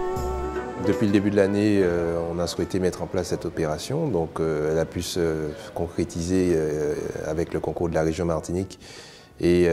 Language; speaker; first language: French; native; French